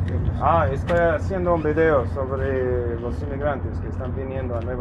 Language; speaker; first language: Spanish; non-native, fluent; English